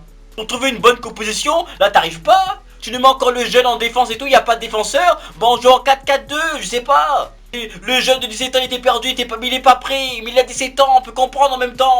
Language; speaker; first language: French; native; French